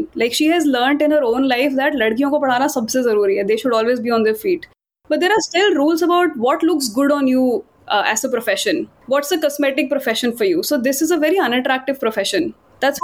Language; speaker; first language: English; non-native, local second language; Hindi